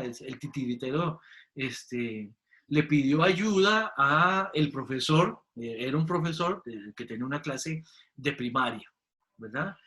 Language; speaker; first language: Spanish; native; Spanish